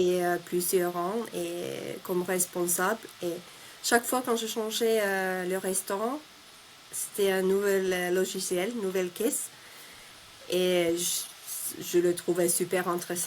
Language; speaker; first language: French; non-native, fluent; Finnish